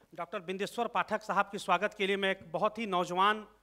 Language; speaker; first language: Hindi; native; Hindi